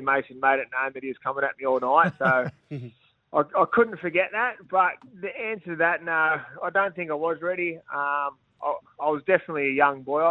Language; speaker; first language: English; native; English